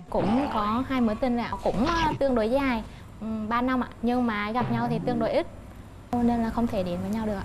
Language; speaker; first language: Vietnamese; native; Vietnamese